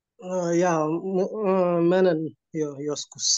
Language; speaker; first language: Finnish; non-native, learner; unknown